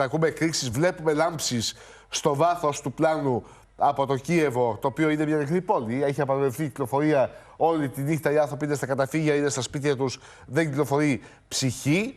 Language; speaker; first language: Greek; native; Greek